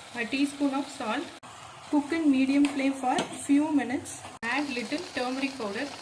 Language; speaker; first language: English; non-native, local second language; Tamil